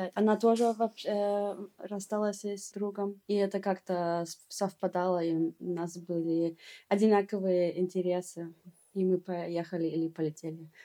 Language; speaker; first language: Russian; early bilingual, heritage; Russian